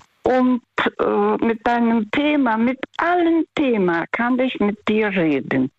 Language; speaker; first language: German; non-native, fluent; Russian